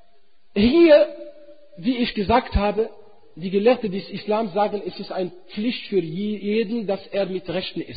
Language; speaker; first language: German; non-native, fluent; Arabic